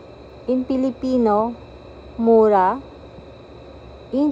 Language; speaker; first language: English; non-native, local second language; Filipino